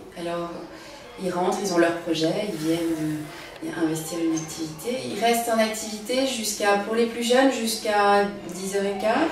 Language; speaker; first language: French; native; French